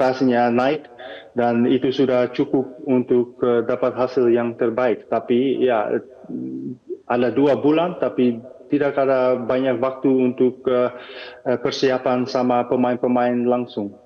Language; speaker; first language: Indonesian; non-native, fluent; Dutch